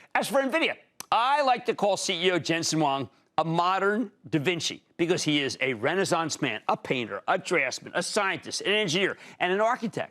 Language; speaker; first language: English; native; English